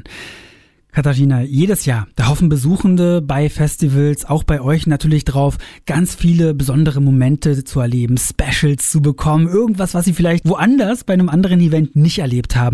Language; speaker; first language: German; native; German